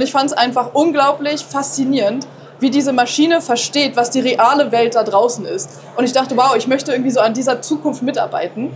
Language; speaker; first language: German; native; German